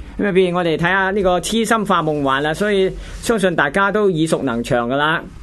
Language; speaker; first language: Chinese; non-native, local second language; Cantonese